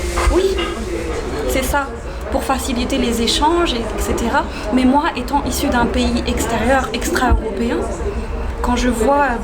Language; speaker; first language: French; early bilingual, other home language; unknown